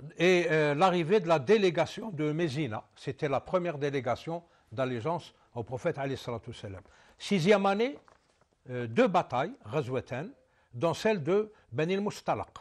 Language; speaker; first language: French; non-native, local second language; Arabic